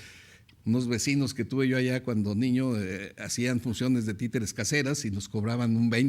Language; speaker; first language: Spanish; native; Spanish